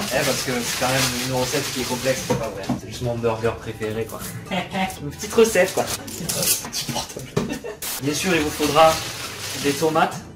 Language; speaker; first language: French; native; French